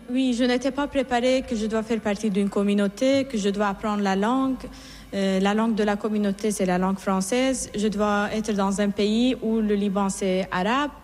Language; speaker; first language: French; non-native, fluent; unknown